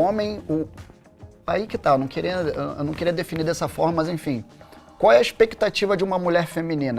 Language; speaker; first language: Portuguese; native; Portuguese